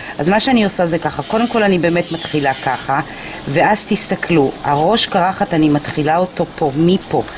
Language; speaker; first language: Hebrew; native; Hebrew